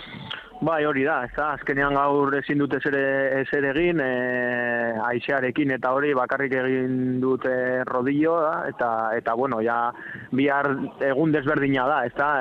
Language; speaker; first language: Basque; non-native, local second language; Spanish